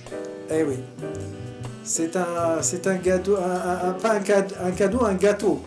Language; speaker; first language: French; native; French